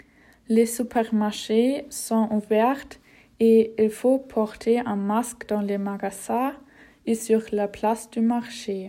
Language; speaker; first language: French; non-native, learner; German